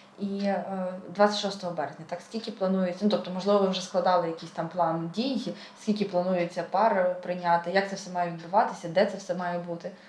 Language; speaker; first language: Ukrainian; native; Ukrainian